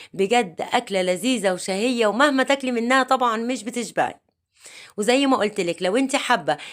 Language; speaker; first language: Arabic; native; Arabic